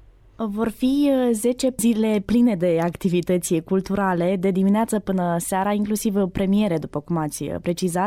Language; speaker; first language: Romanian; native; Romanian